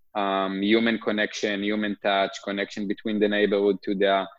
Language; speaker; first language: English; non-native, fluent; Hebrew